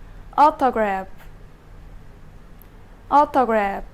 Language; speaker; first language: English; non-native, learner; Indonesian